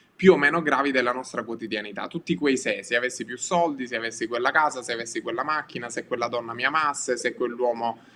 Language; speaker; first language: Italian; native; Italian